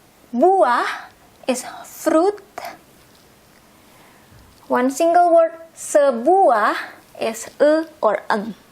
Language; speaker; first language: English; non-native, fluent; Indonesian